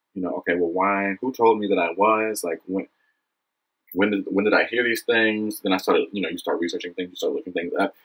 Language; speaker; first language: English; native; English